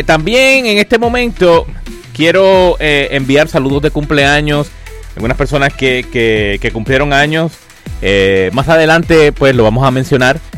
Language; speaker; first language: Spanish; native; Spanish